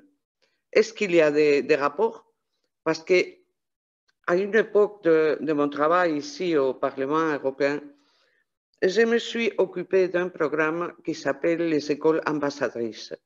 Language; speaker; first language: French; non-native, fluent; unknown